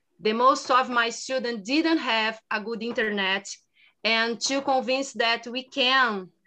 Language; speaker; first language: English; non-native, learner; Portuguese